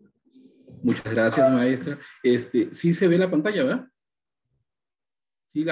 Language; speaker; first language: Spanish; native; Spanish